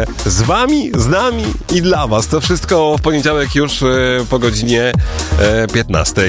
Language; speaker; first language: Polish; native; Polish